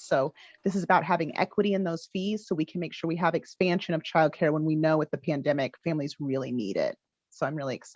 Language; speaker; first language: English; native; English